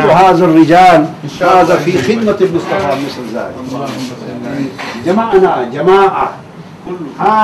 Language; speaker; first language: Arabic; non-native, learner; Urdu